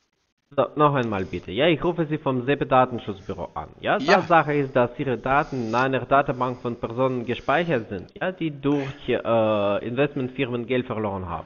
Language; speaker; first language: German; non-native, fluent; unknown